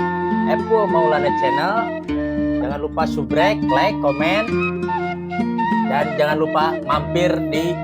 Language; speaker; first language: Indonesian; non-native, local second language; Sundanese